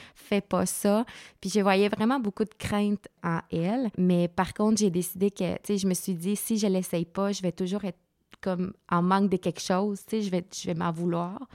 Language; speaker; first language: French; non-native, fluent; Spanish